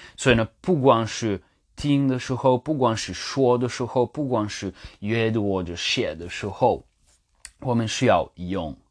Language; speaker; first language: Chinese; non-native, learner; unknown